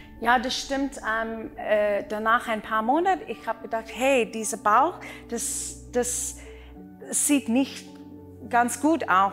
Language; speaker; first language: German; non-native, learner; Afrikaans